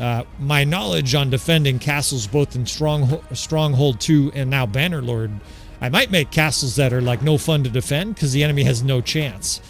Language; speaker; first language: English; native; English